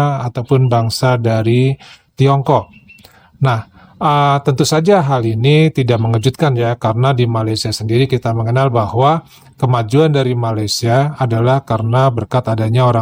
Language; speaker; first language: Indonesian; native; Indonesian